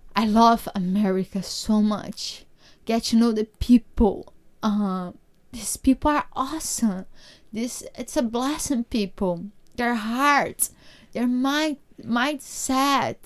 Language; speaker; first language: English; non-native, learner; Portuguese